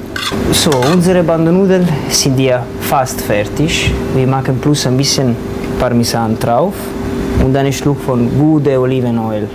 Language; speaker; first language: German; non-native, learner; Italian